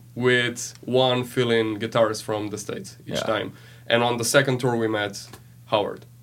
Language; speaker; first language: English; non-native, fluent; Slovenian